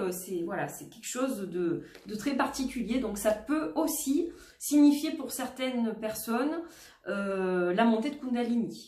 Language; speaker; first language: French; native; French